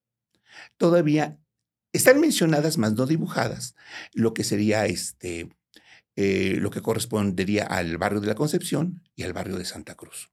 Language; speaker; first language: Spanish; native; Spanish